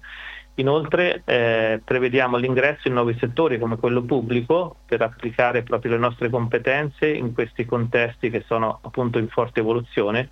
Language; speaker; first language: Italian; native; Italian